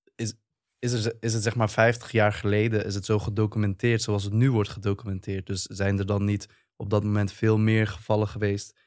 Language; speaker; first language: Dutch; early bilingual, other home language; Turkish